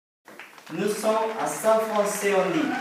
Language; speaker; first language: French; non-native, learner; Spanish